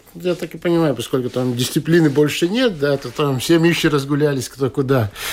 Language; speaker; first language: Russian; non-native, local second language; Latvian